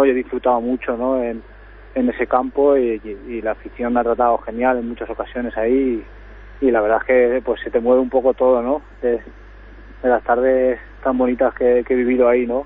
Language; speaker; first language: Spanish; native; Spanish